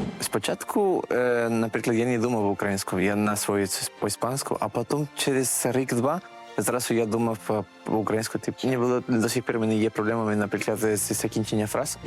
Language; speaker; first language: Ukrainian; non-native, learner; Spanish